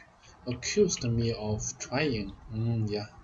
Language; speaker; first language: English; non-native, learner; Vietnamese